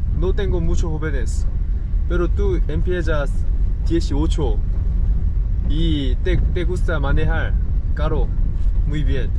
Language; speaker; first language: Spanish; non-native, learner; Korean